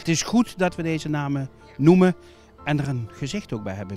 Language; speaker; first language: Dutch; native; Dutch